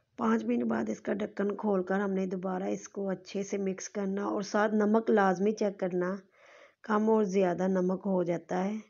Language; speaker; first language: Urdu; non-native, local second language; Punjabi